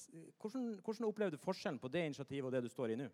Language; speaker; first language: Norwegian; native; Norwegian